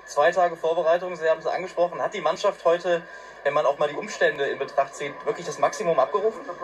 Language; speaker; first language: German; native; German